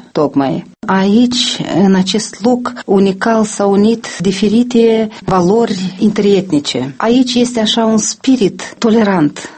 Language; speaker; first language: Romanian; non-native, local second language; Russian